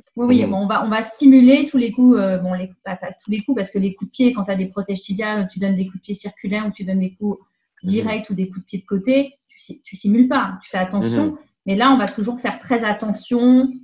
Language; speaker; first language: French; native; French